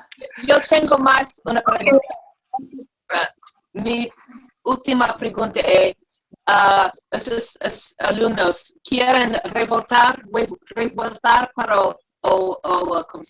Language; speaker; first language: Spanish; non-native, learner; English